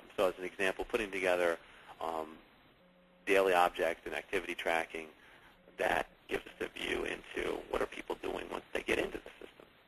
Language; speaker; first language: English; native; English